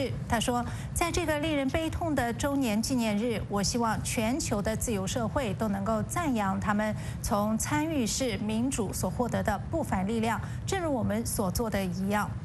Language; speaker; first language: Chinese; native; Chinese